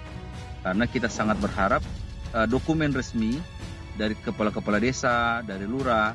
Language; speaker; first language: Indonesian; non-native, local second language; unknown